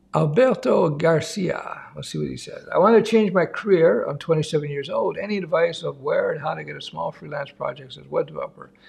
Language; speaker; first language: English; native; English